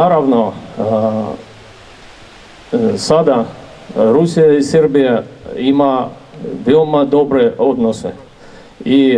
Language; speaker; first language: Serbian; non-native, learner; Russian